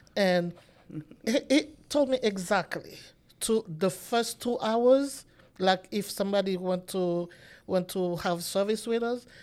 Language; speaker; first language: English; non-native, learner; Haitian Creole